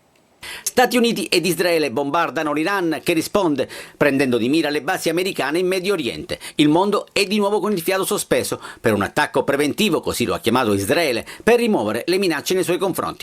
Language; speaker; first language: Italian; native; Italian